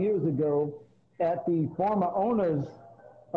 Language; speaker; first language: English; native; English